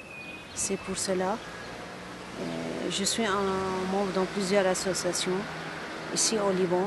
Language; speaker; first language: French; non-native, local second language; Arabic